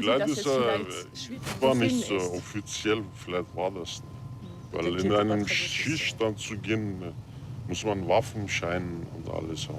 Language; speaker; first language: German; non-native, learner; Turkish